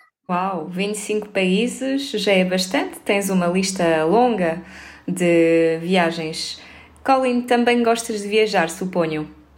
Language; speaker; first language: Portuguese; native; Portuguese